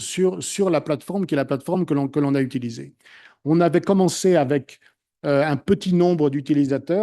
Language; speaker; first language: French; native; French